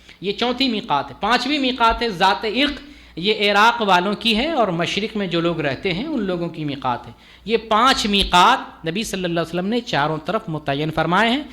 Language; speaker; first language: Urdu; native; Urdu